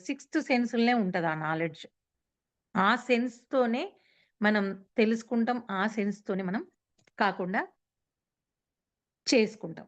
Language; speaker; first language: Telugu; native; Telugu